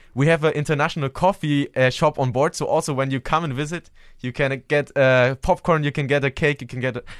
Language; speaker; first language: English; non-native, fluent; German